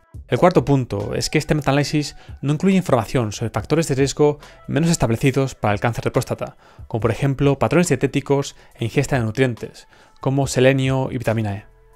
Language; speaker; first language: Spanish; native; Spanish